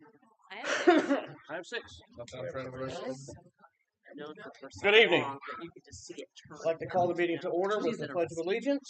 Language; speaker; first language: English; native; English